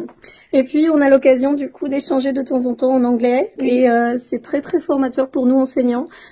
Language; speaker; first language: French; native; French